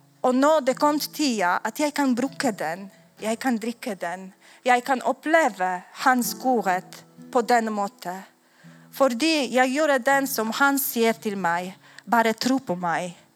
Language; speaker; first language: Swedish; non-native, learner; Polish